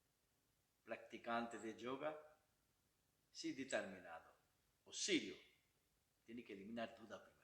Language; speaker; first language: Spanish; non-native, learner; Bangla